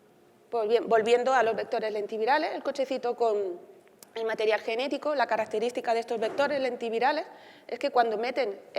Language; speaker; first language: Spanish; native; Spanish